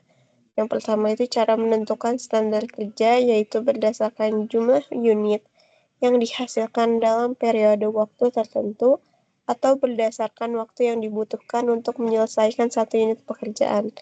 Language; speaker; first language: Indonesian; native; Indonesian